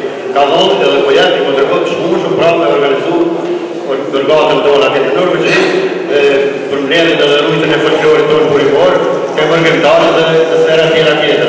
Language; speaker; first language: Albanian; native; Albanian